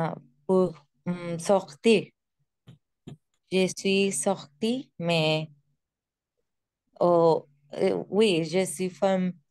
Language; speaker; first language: French; non-native, learner; Spanish